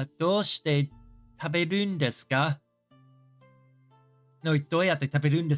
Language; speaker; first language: Japanese; non-native, learner; English